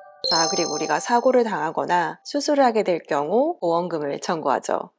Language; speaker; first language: Korean; native; Korean